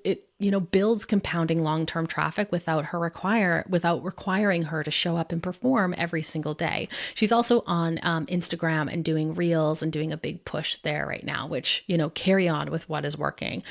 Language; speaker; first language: English; native; English